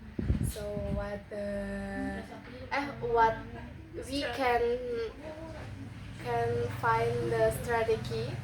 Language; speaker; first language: English; non-native, learner; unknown